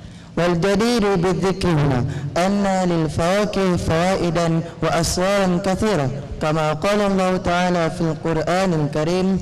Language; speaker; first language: Arabic; non-native, learner; Malay